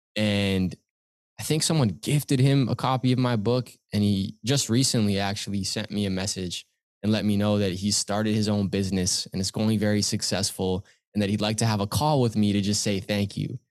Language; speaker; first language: English; native; English